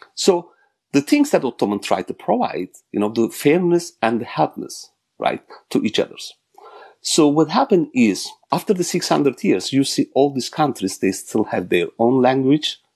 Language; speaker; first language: English; non-native, fluent; Turkish